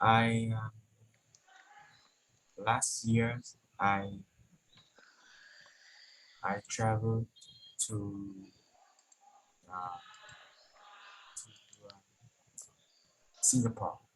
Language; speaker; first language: English; non-native, learner; Vietnamese